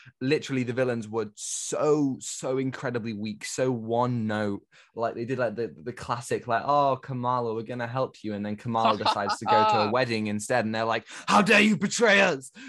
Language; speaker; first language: English; native; English